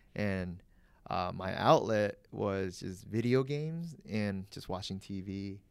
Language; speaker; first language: English; early bilingual, other home language; Vietnamese